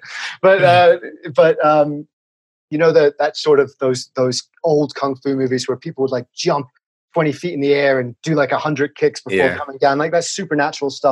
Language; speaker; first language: English; native; English